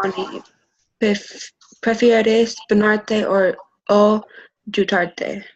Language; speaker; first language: Spanish; non-native, learner; English